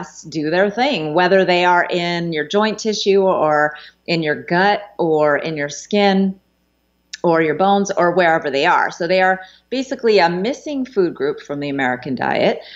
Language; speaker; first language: English; native; English